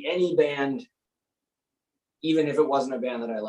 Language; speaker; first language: English; native; English